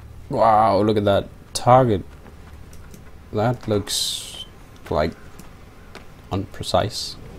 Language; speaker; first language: English; non-native, fluent; Danish